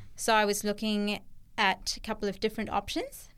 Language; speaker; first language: English; native; English